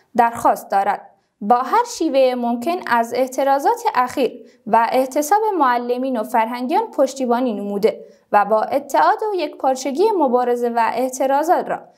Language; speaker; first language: Persian; non-native, local second language; Kurdish